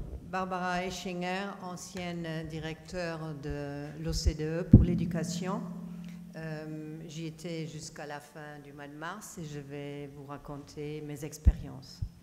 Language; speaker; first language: French; non-native, fluent; German